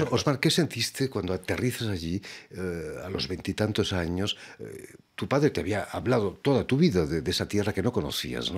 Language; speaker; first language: Spanish; native; Spanish